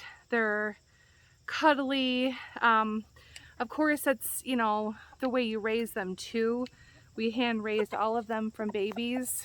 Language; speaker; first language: English; native; English